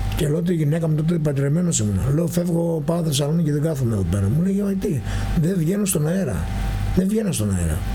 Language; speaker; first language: Greek; native; Greek